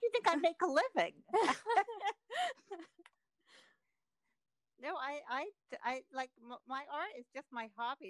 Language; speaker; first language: English; native; English